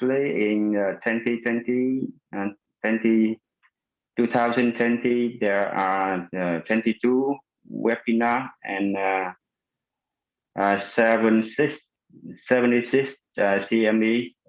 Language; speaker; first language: English; non-native, fluent; Vietnamese